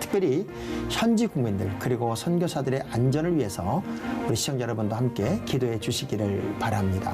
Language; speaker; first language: Korean; native; Korean